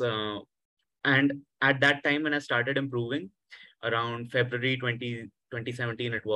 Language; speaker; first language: English; non-native, local second language; Hindi